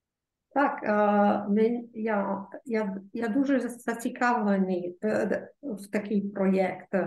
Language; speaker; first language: Ukrainian; early bilingual, heritage; Ukrainian